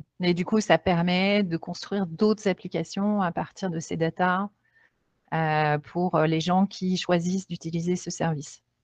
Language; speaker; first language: French; native; French